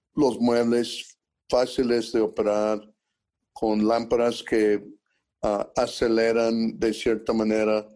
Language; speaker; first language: Spanish; early bilingual, heritage; Spanish